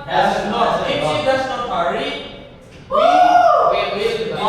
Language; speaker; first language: English; non-native, learner; Indonesian